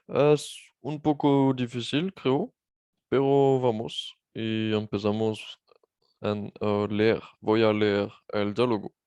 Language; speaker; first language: Spanish; non-native, learner; French